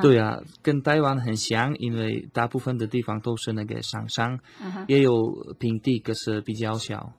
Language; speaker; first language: Chinese; non-native, fluent; Slovak